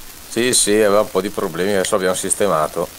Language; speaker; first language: Italian; native; Italian